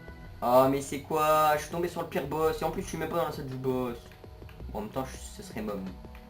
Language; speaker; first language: French; native; French